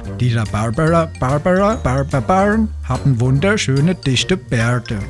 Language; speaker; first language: German; native; German